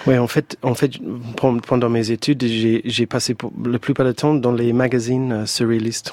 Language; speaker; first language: French; non-native, fluent; English